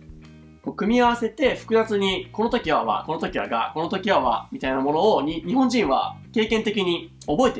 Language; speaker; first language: Japanese; native; Japanese